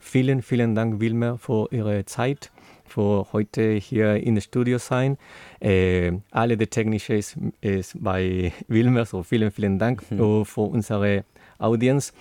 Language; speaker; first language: German; non-native, learner; Spanish